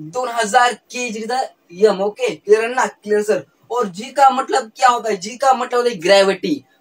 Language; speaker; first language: Hindi; non-native, local second language; Marathi